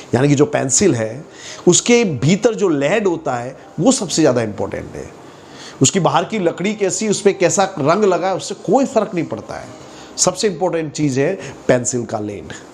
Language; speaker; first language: Hindi; native; Hindi